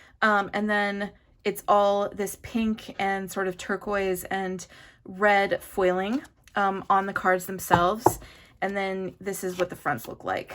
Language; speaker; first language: English; native; English